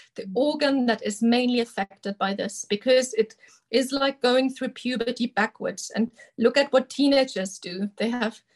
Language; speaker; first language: English; non-native, fluent; German